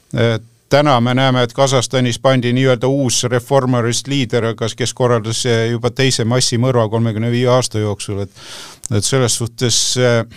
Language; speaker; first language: Estonian; native; Estonian